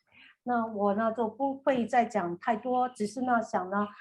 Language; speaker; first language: Chinese; native; Chinese